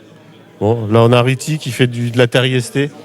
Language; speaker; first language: French; native; French